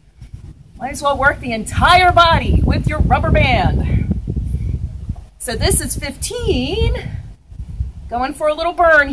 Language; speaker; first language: English; native; English